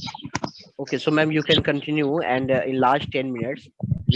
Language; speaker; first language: English; non-native, local second language; Hindi